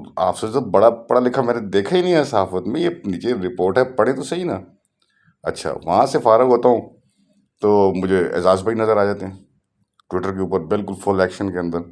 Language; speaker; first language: Urdu; non-native, local second language; Punjabi